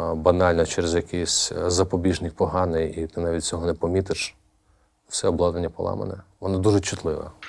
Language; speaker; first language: Ukrainian; native; Ukrainian